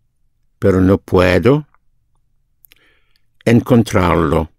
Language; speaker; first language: Spanish; non-native, fluent; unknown